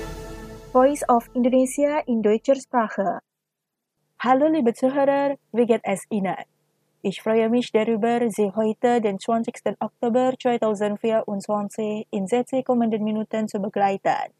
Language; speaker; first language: German; non-native, fluent; Indonesian